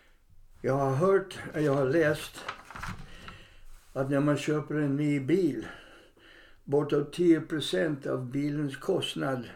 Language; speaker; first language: Swedish; non-native, fluent; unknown